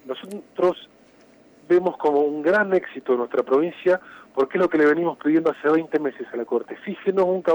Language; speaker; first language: Spanish; native; Spanish